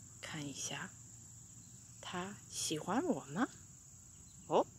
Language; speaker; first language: Chinese; non-native, fluent; English